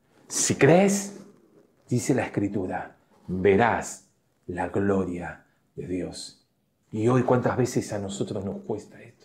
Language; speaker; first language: Spanish; native; Spanish